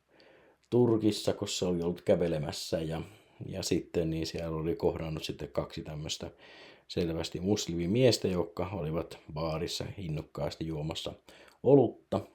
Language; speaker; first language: Finnish; native; Finnish